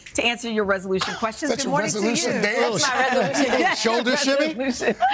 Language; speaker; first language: English; native; English